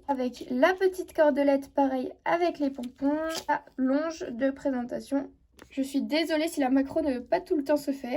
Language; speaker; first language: French; native; French